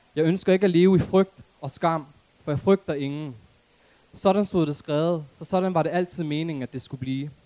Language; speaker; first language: Danish; early bilingual, other home language; Arabic